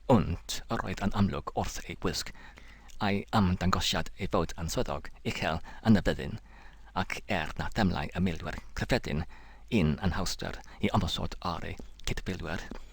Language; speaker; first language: Welsh; native; Welsh